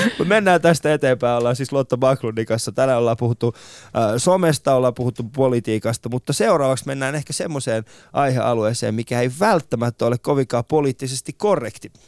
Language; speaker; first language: Finnish; early bilingual, other home language; Persian